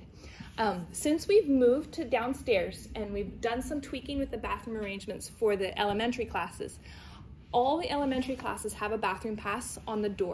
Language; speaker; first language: English; native; English